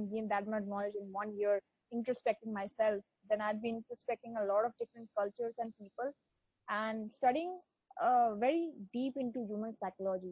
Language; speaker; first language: English; non-native, local second language; Bangla